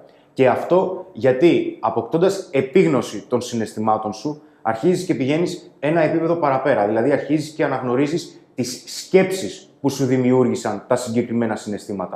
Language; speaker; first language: Greek; native; Greek